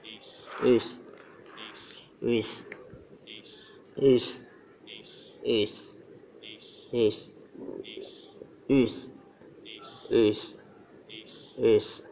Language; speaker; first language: English; non-native, learner; Vietnamese